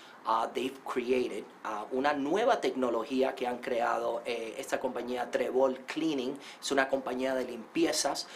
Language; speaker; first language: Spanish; early bilingual, heritage; Spanish